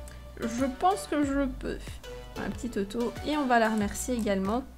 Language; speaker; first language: French; native; French